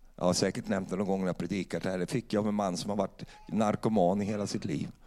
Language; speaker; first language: Swedish; native; Swedish